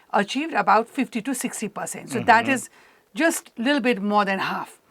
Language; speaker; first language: English; non-native, local second language; Nepali